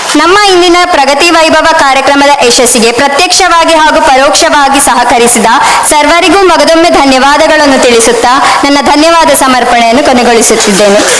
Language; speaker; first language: Kannada; native; Kannada